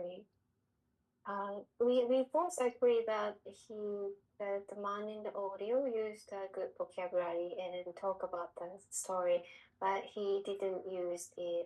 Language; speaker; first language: English; non-native, learner; Japanese